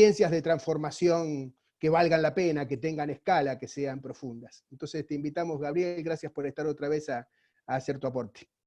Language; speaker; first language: Spanish; native; Spanish